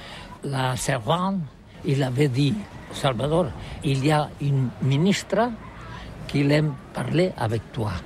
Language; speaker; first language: French; non-native, learner; Catalan